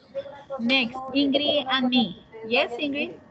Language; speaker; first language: English; non-native, learner; Spanish